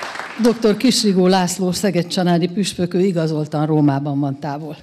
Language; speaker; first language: Hungarian; native; Hungarian